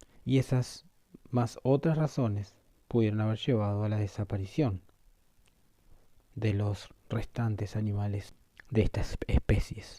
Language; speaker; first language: Spanish; native; Spanish